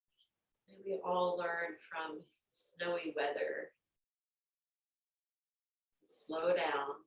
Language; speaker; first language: English; native; English